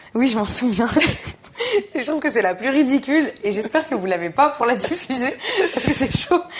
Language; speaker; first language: French; native; French